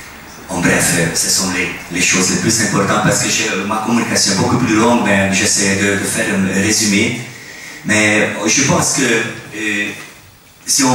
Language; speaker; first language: French; non-native, fluent; Hungarian